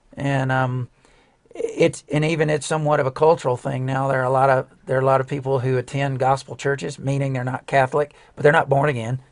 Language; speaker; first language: English; native; English